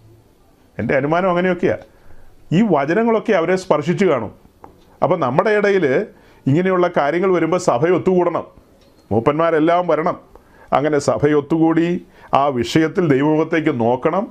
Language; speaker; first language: Malayalam; native; Malayalam